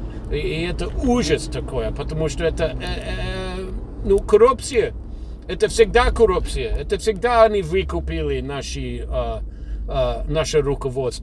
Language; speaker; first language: Russian; non-native, fluent; English